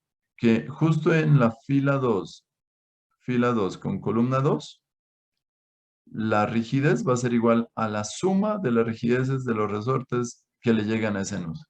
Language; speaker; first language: Spanish; native; Spanish